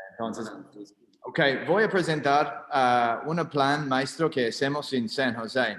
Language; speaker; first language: Spanish; non-native, learner; English